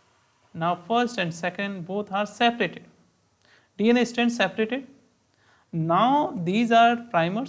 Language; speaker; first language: English; non-native, local second language; Hindi